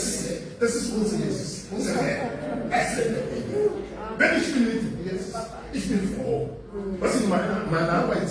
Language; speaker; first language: German; non-native, learner; French